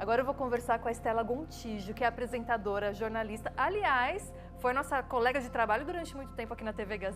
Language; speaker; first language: Portuguese; native; Portuguese